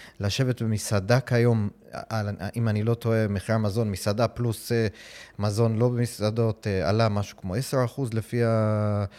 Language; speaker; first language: Hebrew; non-native, fluent; English